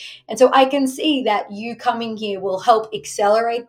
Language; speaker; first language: English; native; English